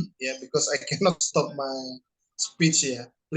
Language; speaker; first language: English; non-native, fluent; Indonesian